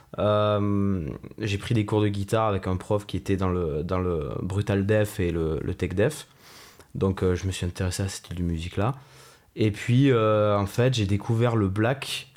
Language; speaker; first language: French; native; French